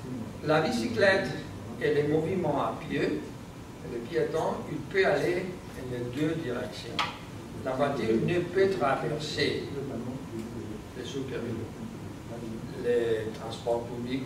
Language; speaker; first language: French; non-native, learner; Spanish